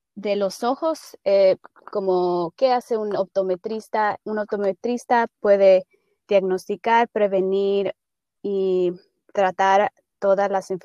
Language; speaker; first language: Spanish; early bilingual, heritage; Spanish